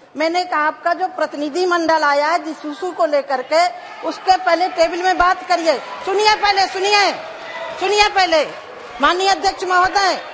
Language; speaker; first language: Hindi; native; Hindi